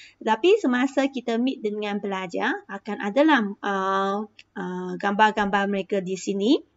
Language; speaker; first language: Malay; non-native, local second language; Chinese